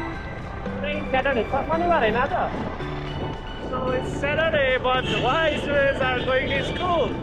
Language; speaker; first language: English; non-native, fluent; Nepali